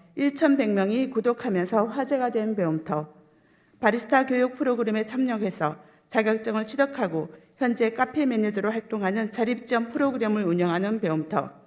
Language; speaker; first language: Korean; native; Korean